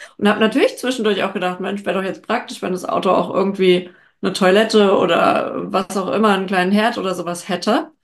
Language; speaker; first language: German; native; German